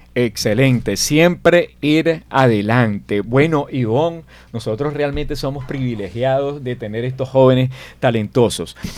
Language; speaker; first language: Spanish; native; Spanish